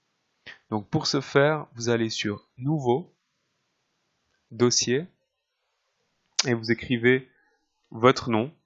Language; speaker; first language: French; native; French